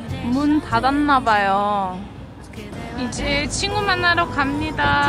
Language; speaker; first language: Korean; non-native, fluent; French